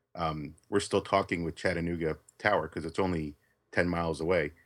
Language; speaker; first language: English; native; English